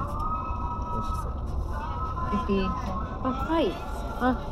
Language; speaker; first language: Japanese; non-native, learner; Filipino